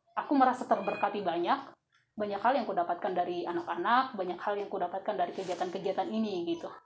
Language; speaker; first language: Indonesian; non-native, local second language; Batak Toba